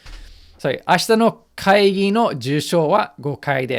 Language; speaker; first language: Japanese; non-native, fluent; English